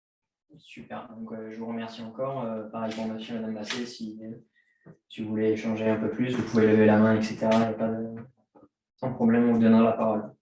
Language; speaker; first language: French; native; French